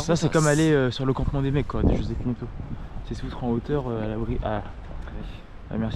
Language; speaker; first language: French; native; French